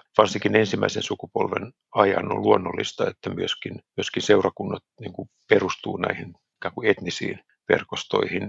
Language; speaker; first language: Finnish; native; Finnish